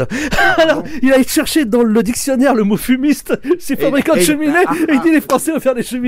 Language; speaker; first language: French; native; French